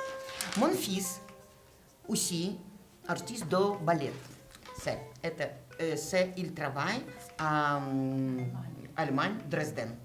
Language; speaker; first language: French; non-native, learner; Russian